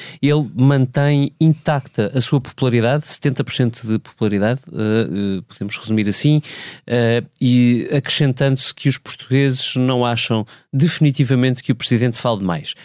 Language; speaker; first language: Portuguese; native; Portuguese